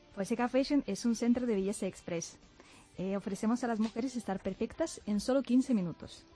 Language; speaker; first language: Spanish; non-native, fluent; Russian